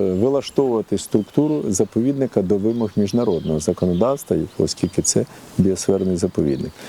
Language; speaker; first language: Ukrainian; native; Ukrainian